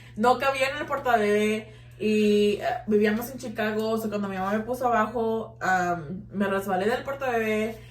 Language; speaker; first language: Spanish; early bilingual, heritage; Spanish